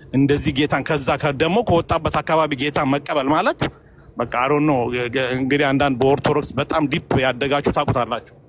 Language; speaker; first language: Amharic; native; Amharic